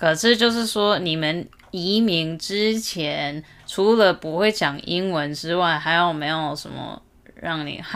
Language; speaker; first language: Chinese; early bilingual, heritage; Chinese